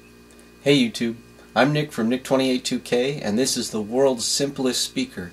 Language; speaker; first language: English; native; English